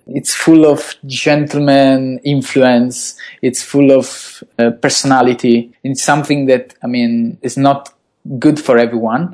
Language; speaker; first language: English; non-native, fluent; Italian